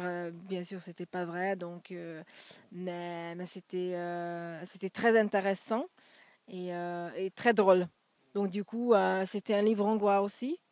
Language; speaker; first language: French; non-native, fluent; Hungarian